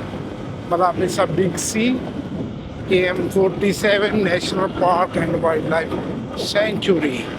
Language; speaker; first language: Filipino; non-native, learner; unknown